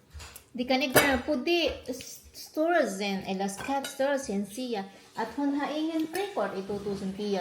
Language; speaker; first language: Danish; non-native, learner; Filipino